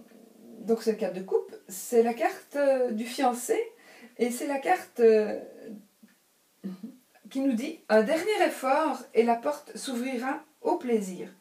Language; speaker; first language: French; native; French